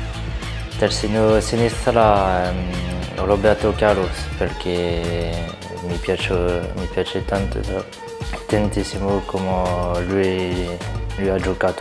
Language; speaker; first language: Italian; non-native, learner; French